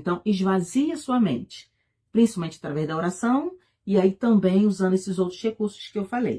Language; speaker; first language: Portuguese; native; Portuguese